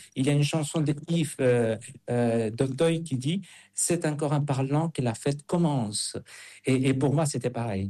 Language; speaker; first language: French; non-native, fluent; Spanish